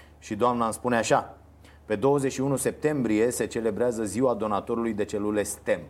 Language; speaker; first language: Romanian; native; Romanian